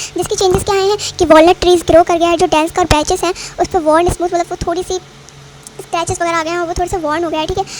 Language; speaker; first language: Hindi; native; Hindi